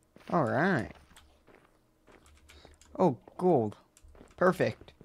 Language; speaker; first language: English; native; English